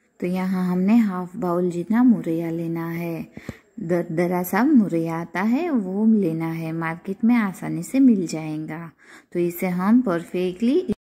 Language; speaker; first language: Hindi; non-native, local second language; Gujarati